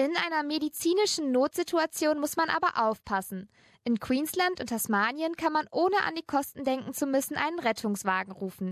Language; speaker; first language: German; native; German